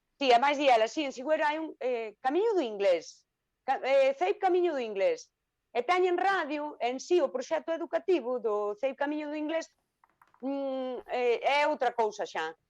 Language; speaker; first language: Galician; native; Galician